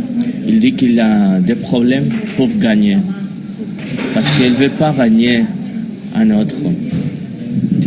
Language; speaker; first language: French; non-native, learner; Spanish